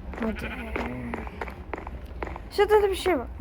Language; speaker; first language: Turkish; early bilingual, other home language; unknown